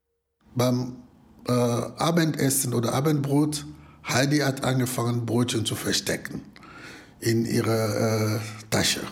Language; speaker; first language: German; non-native, fluent; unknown